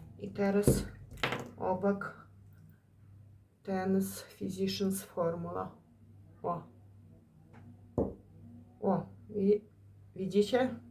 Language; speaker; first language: Polish; non-native, fluent; Ukrainian